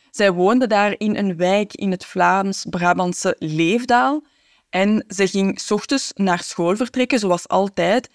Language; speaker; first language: Dutch; native; Dutch